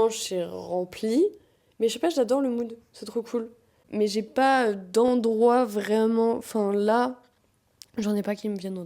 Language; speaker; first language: French; native; French